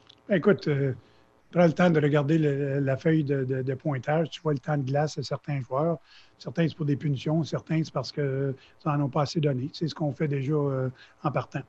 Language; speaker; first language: French; native; French